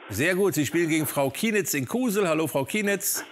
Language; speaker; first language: German; native; German